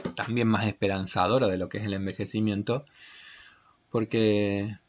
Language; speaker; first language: Spanish; native; Spanish